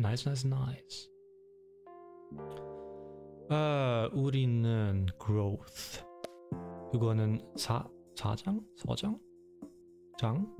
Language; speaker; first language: Korean; non-native, learner; German